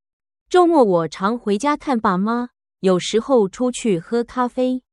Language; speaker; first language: Chinese; non-native, learner; Vietnamese